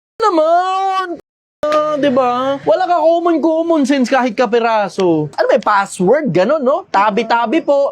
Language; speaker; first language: Filipino; native; Filipino